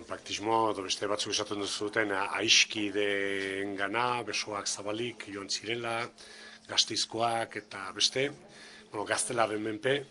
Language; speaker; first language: Basque; native; Basque